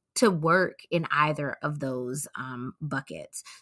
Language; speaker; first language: English; native; English